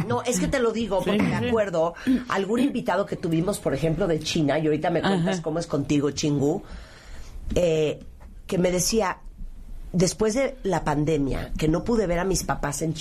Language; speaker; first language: Spanish; native; Spanish